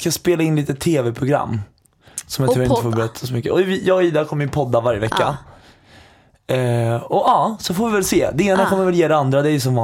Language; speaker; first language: Swedish; native; Swedish